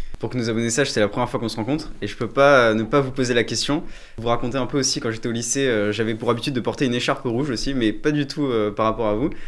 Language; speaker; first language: French; native; French